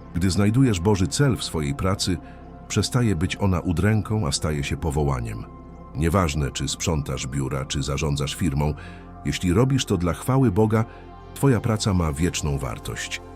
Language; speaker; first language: Polish; native; Polish